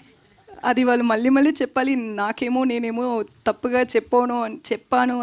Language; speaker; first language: Telugu; non-native, learner; Tamil